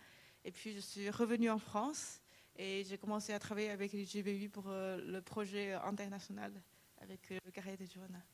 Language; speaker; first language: French; non-native, fluent; Chinese